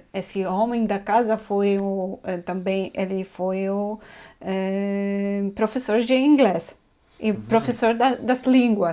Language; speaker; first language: Portuguese; non-native, fluent; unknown